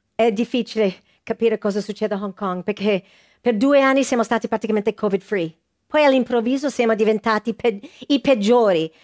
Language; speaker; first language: Italian; non-native, fluent; English